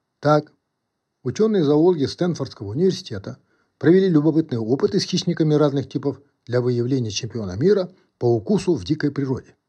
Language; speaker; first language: Russian; non-native, local second language; Kazakh